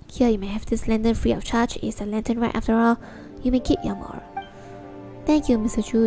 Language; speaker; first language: English; native; English